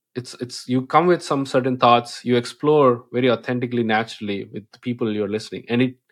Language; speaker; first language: English; non-native, local second language; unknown